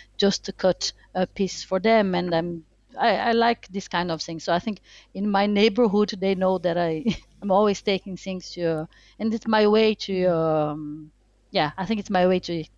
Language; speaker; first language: English; non-native, fluent; Portuguese